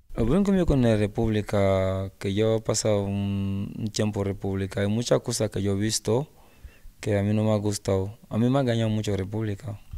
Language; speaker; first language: Spanish; non-native, learner; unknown